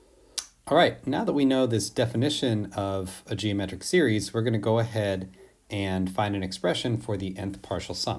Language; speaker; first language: English; native; English